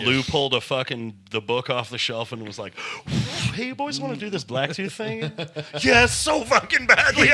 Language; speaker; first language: English; native; English